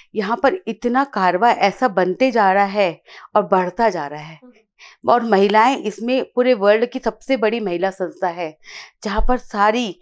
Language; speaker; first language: Hindi; native; Hindi